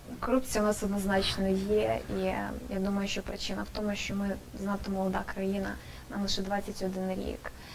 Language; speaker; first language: Ukrainian; native; Ukrainian